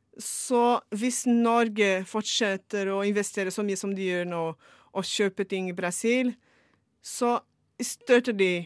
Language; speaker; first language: Norwegian; non-native, fluent; Portuguese